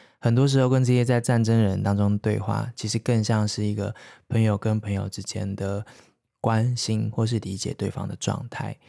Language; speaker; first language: Chinese; native; Chinese